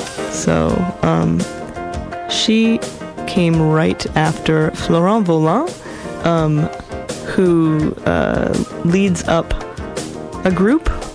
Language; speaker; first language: English; native; English